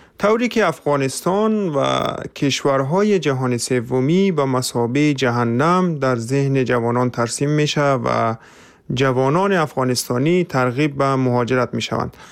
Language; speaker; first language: Persian; native; Persian